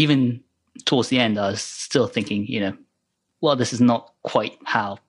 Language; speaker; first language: English; non-native, local second language; Japanese